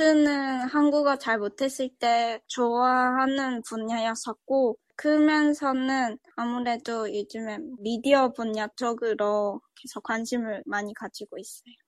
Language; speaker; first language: Korean; early bilingual, other home language; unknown